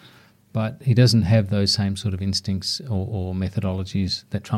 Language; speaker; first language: English; native; English